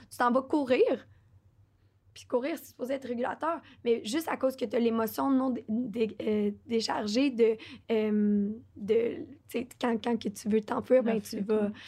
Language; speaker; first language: French; native; French